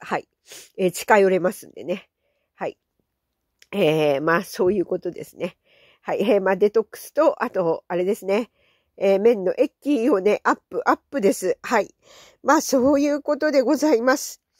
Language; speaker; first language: Japanese; native; Japanese